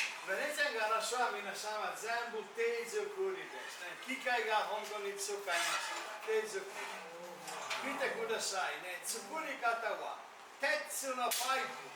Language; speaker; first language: Japanese; non-native, learner; Italian